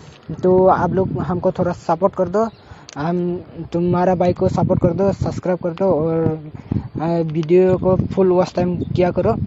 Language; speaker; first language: Hindi; non-native, local second language; Bodo